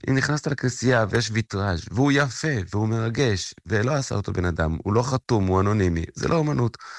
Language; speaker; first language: Hebrew; native; Hebrew